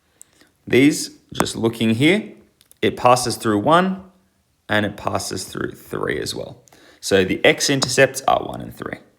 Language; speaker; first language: English; native; English